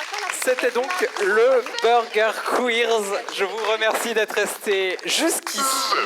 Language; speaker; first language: French; native; French